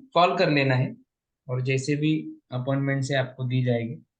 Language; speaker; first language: Hindi; non-native, local second language; Marathi